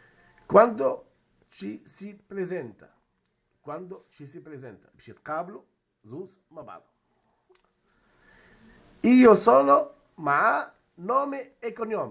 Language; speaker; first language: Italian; non-native, fluent; Arabic